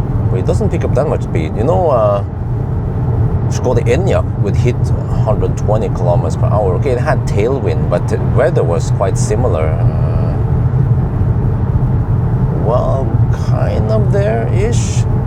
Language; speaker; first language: English; non-native, fluent; Norwegian